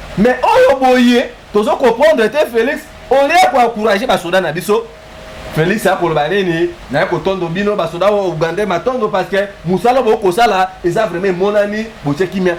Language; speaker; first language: Lingala; native; Lingala